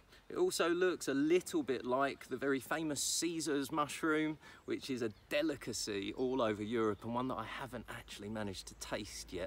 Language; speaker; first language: English; native; English